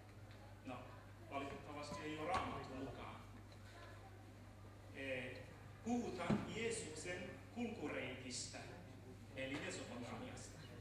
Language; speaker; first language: Finnish; non-native, learner; Central Kurdish